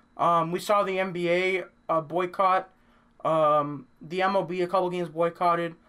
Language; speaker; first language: English; native; English